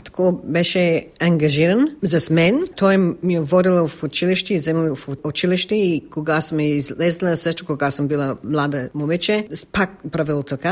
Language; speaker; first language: Bulgarian; early bilingual, heritage; English